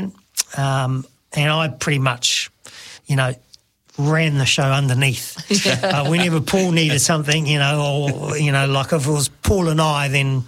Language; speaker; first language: English; native; English